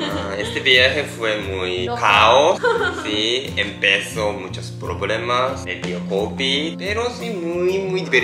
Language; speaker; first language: Spanish; non-native, learner; Japanese